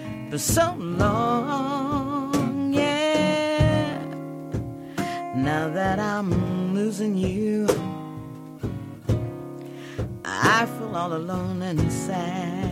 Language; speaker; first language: English; native; English